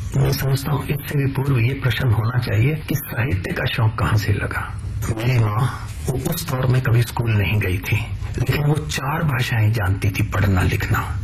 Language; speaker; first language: Hindi; non-native, local second language; Punjabi